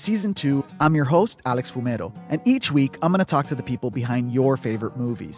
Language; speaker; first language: English; non-native, fluent; Italian